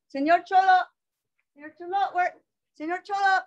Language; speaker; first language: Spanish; early bilingual, other home language; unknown